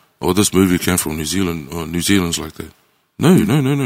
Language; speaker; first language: English; native; English